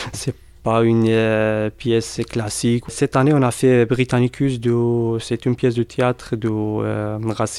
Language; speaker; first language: French; non-native, learner; Arabic